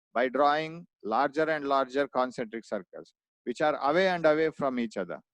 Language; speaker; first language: English; non-native, local second language; Kannada